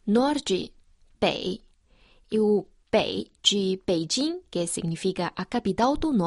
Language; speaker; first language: Portuguese; non-native, fluent; Chinese